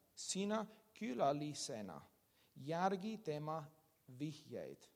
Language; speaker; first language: Estonian; non-native, learner; English